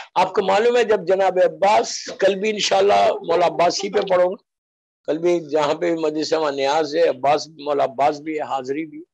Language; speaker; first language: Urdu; native; Urdu